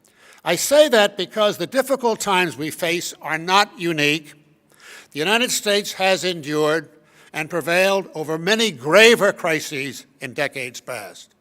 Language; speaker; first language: English; native; English